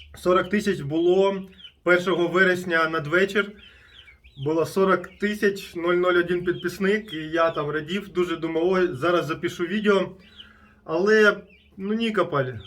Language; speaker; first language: Ukrainian; non-native, local second language; Russian